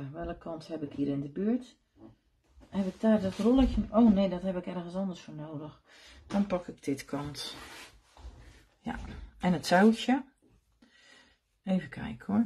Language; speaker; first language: Dutch; native; Dutch